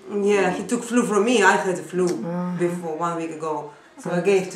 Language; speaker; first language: English; non-native, learner; Russian